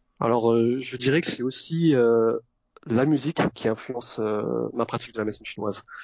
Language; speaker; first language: French; early bilingual, other home language; Vietnamese